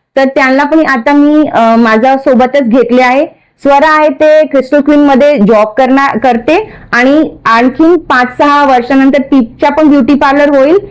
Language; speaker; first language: Marathi; non-native, local second language; Kachhi